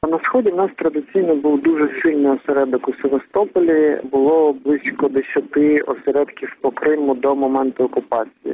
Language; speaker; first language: Ukrainian; native; Ukrainian